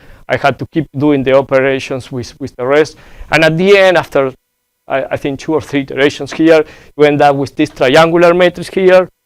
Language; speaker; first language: English; non-native, fluent; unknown